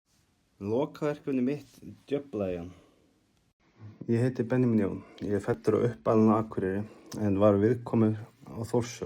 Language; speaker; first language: Icelandic; native; Icelandic